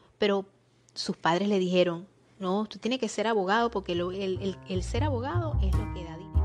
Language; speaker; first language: Spanish; native; Spanish